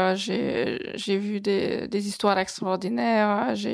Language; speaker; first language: French; non-native, fluent; Hungarian